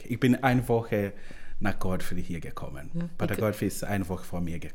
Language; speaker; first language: German; non-native, learner; Swahili